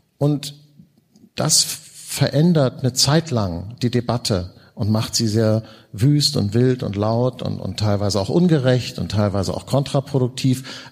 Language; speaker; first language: German; native; German